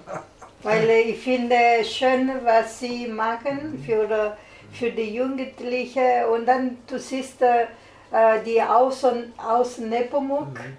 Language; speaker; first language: German; non-native, learner; Italian